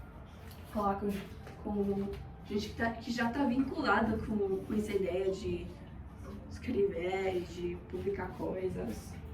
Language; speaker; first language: Portuguese; non-native, fluent; Spanish